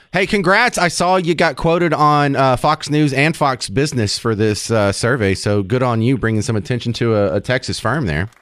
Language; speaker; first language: English; native; English